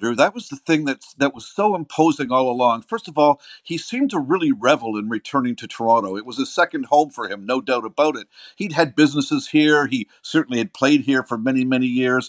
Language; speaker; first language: English; native; English